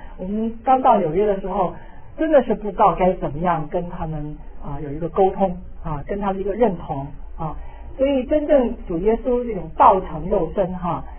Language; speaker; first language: Chinese; native; Chinese